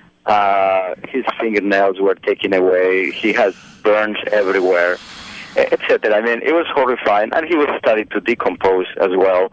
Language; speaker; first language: English; non-native, fluent; Spanish